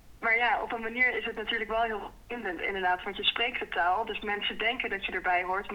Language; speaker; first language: Dutch; early bilingual, heritage; Dutch